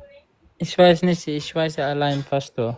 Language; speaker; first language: German; non-native, learner; Pashto